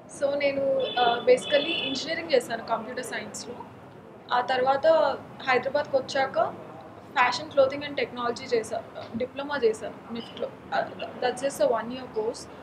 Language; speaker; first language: Telugu; non-native, local second language; Marathi